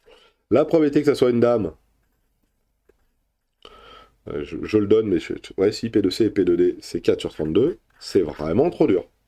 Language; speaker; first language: French; native; French